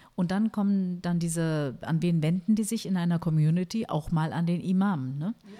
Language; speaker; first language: German; early bilingual, other home language; Turkish